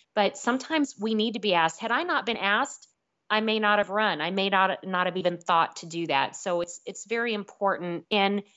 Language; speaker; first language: English; native; English